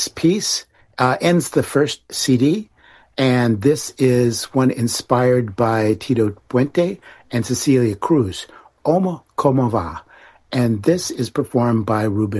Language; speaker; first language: English; native; English